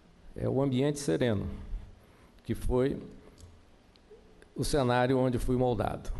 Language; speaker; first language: Portuguese; native; Portuguese